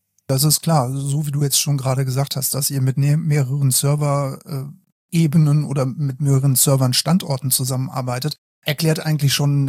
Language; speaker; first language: German; native; German